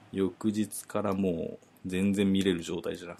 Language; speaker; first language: Japanese; native; Japanese